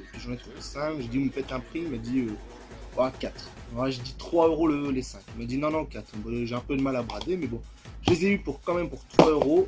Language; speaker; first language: French; native; French